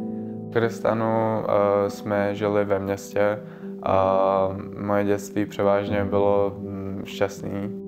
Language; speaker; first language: Czech; early bilingual, other home language; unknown